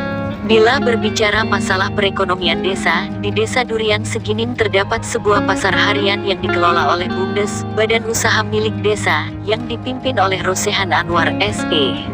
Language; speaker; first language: Indonesian; native; Indonesian